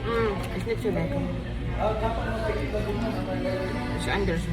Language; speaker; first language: Dutch; non-native, learner; Filipino